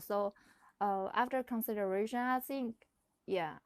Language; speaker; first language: English; non-native, learner; Chinese